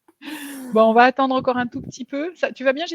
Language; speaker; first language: French; native; French